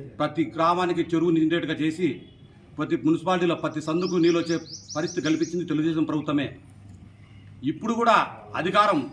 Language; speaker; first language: Telugu; native; Telugu